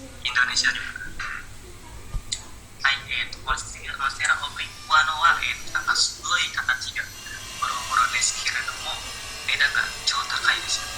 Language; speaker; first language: Japanese; non-native, learner; Indonesian